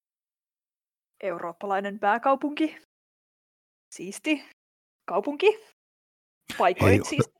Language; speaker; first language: Finnish; native; Finnish